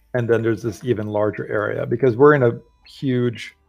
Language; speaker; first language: English; native; English